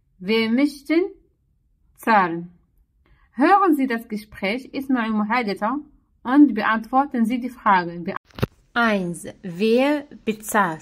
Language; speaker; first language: German; non-native, learner; Arabic